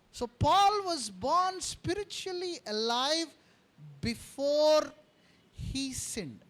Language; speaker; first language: English; non-native, local second language; Telugu